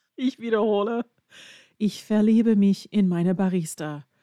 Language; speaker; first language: German; non-native, fluent; English